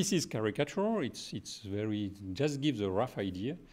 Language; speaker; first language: English; non-native, fluent; French